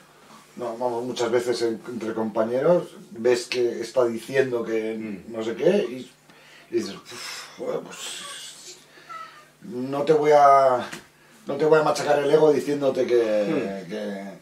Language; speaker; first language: Spanish; native; Spanish